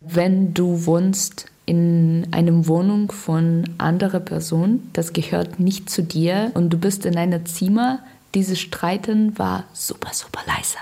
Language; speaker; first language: German; non-native, learner; Russian